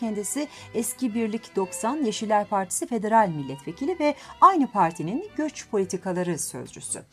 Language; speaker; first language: Turkish; native; Turkish